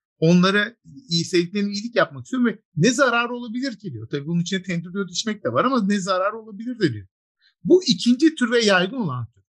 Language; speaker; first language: Turkish; native; Turkish